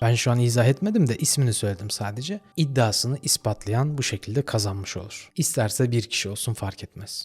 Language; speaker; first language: Turkish; native; Turkish